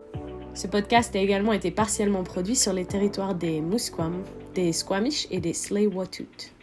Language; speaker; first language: French; native; French